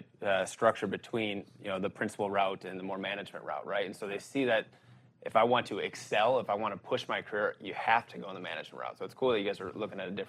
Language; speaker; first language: English; native; English